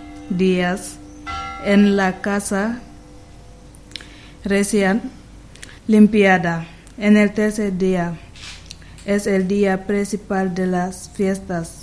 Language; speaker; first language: Spanish; non-native, learner; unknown